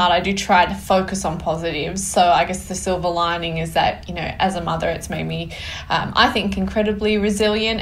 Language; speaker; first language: English; native; English